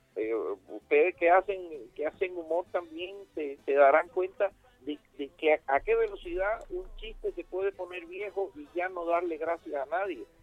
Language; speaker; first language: Spanish; native; Spanish